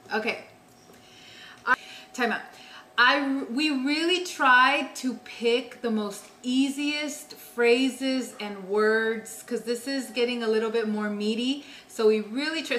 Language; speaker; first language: English; native; English